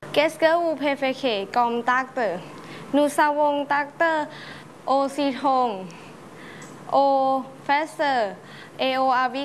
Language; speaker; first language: French; non-native, learner; Thai